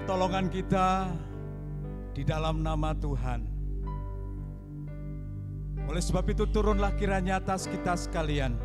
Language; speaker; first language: Indonesian; native; Indonesian